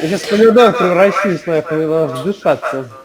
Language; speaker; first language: Russian; native; Russian